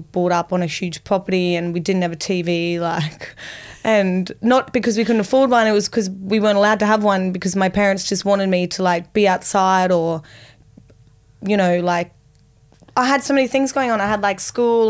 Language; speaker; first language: English; native; English